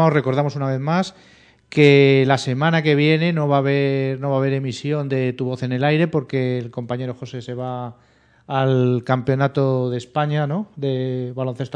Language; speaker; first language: Spanish; native; Spanish